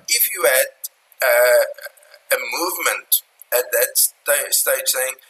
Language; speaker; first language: English; non-native, local second language; Afrikaans